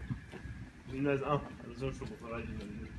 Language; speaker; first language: French; early bilingual, other home language; Japanese